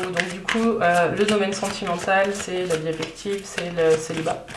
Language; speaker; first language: French; native; French